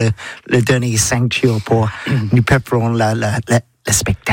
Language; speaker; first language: French; non-native, learner; English